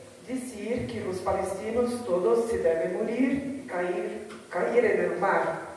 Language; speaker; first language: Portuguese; early bilingual, heritage; Spanish